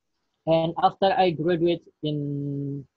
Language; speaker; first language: English; non-native, learner; Indonesian